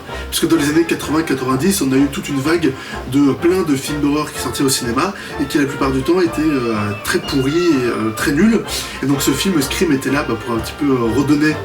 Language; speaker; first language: French; native; French